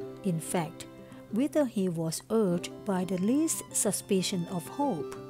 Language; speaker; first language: English; non-native, fluent; Thai